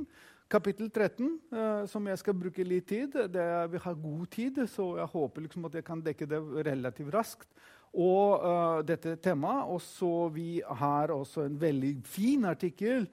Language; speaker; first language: Norwegian; non-native, fluent; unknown